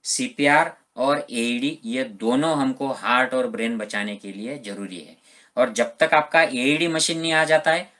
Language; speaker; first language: Hindi; non-native, local second language; Marathi